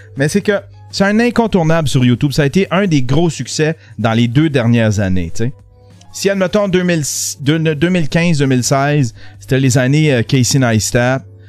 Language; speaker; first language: French; native; French